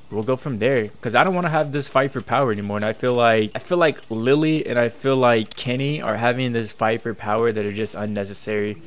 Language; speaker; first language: English; native; English